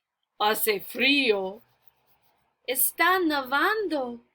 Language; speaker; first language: Spanish; non-native, learner; English